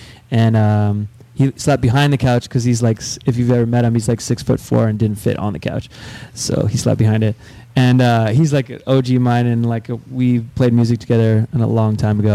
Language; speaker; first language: English; native; English